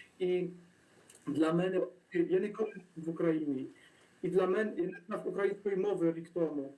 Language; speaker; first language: Polish; non-native, learner; Ukrainian